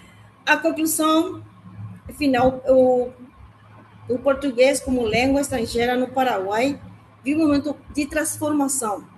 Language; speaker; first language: Portuguese; non-native, learner; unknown